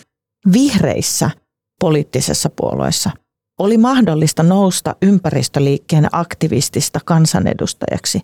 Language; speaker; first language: Finnish; native; Finnish